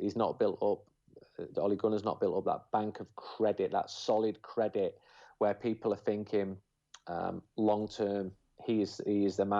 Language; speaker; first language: English; native; English